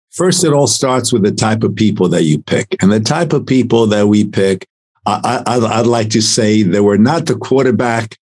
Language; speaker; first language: English; non-native, fluent; Italian